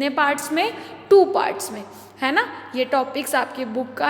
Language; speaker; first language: Hindi; native; Hindi